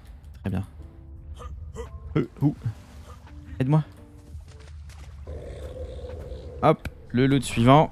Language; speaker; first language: French; native; French